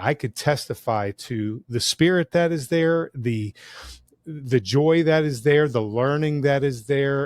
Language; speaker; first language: English; native; English